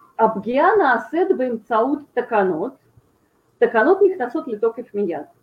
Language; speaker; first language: Hebrew; non-native, fluent; Russian